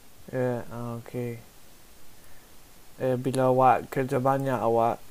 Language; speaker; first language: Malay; non-native, learner; English